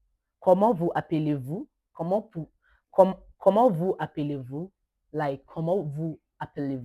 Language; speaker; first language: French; non-native, learner; Yoruba